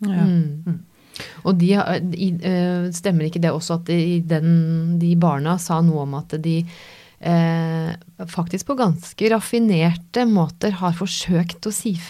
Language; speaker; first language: Norwegian; native; Norwegian